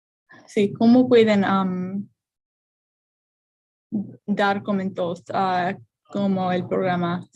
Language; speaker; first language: Spanish; non-native, learner; English